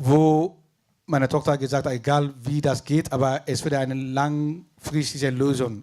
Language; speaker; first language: German; non-native, fluent; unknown